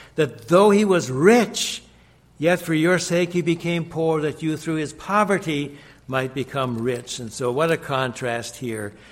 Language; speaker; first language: English; native; English